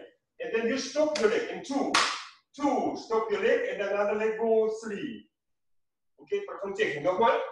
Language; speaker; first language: English; non-native, learner; Russian